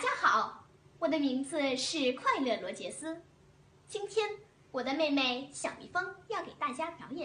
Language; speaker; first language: Chinese; early bilingual, other home language; English